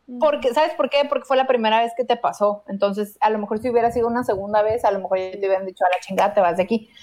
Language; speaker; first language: Spanish; native; Spanish